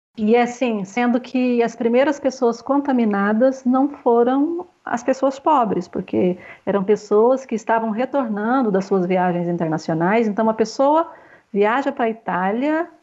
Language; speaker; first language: Portuguese; native; Portuguese